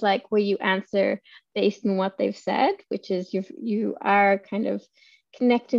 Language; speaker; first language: English; native; English